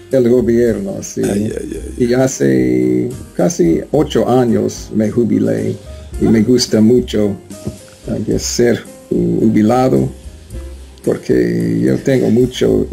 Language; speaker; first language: Spanish; non-native, learner; English